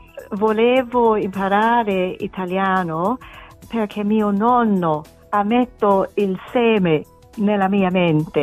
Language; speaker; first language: Italian; non-native, learner; German